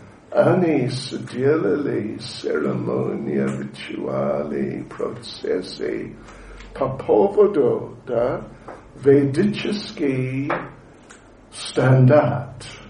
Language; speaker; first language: Russian; non-native, learner; English